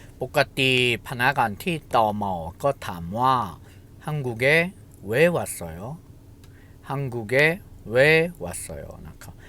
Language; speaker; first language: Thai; non-native, fluent; Korean